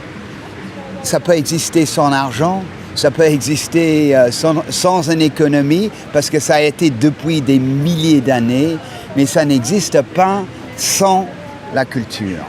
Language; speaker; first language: French; non-native, fluent; English